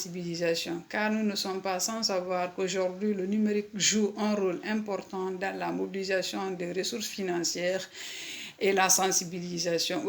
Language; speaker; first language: French; non-native, local second language; Fula